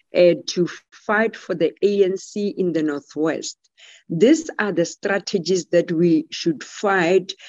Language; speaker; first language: English; non-native, local second language; Tswana